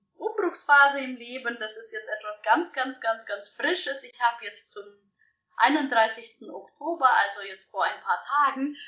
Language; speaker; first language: German; non-native, fluent; Russian